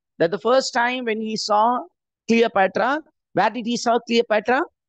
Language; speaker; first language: English; non-native, local second language; Tamil